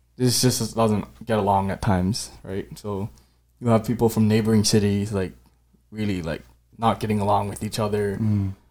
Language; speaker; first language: English; native; English